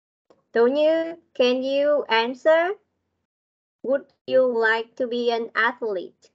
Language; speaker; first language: English; non-native, learner; Vietnamese